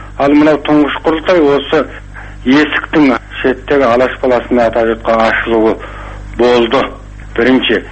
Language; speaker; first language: Kazakh; early bilingual, heritage; Kazakh